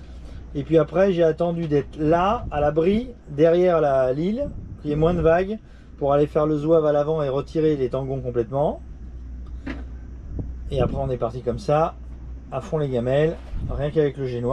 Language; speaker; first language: French; native; French